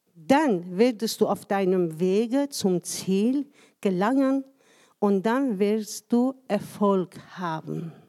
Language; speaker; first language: German; non-native, fluent; Persian